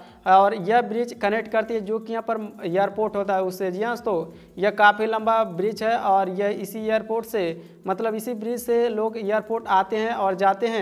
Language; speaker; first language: Hindi; native; Hindi